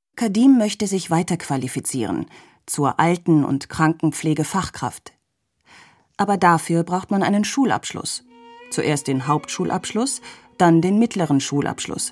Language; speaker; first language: German; native; German